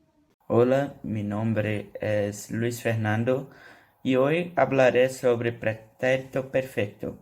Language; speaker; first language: Spanish; non-native, learner; Portuguese